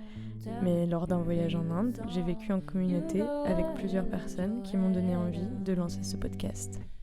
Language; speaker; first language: French; native; French